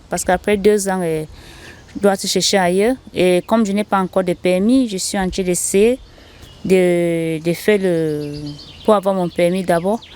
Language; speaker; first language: French; non-native, learner; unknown